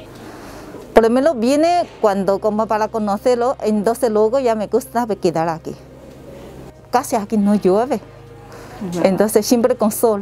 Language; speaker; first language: Spanish; non-native, learner; Chinese